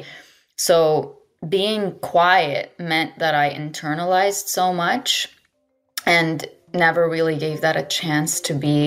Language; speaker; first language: English; non-native, fluent; Arabic